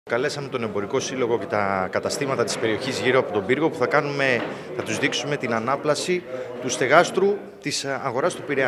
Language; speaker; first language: Greek; native; Greek